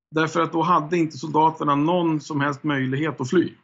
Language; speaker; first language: Swedish; native; Swedish